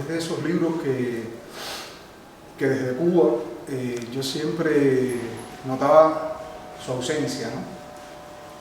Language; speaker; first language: Spanish; native; Spanish